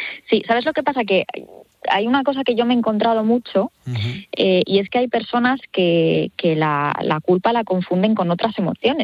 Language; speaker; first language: Spanish; native; Spanish